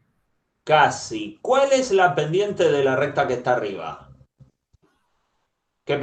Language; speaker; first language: Spanish; native; Spanish